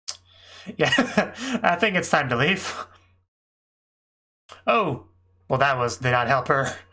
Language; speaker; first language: English; native; English